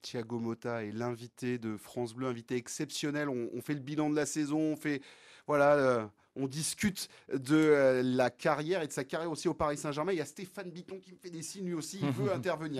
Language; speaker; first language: French; native; French